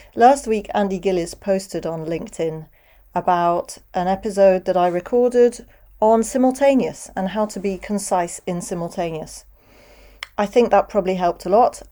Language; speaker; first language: English; native; English